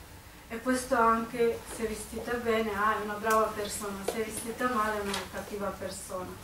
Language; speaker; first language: Italian; non-native, fluent; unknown